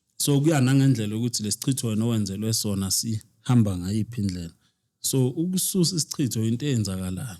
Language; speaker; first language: Zulu; native; Zulu